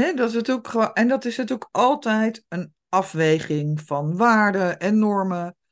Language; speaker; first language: Dutch; native; Dutch